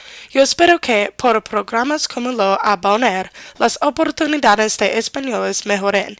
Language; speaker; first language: Spanish; non-native, learner; English